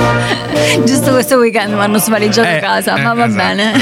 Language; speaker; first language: Italian; native; Italian